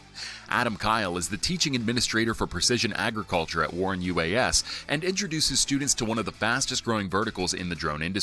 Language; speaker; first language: English; native; English